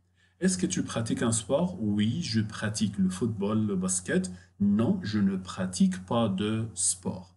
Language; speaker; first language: French; non-native, fluent; Arabic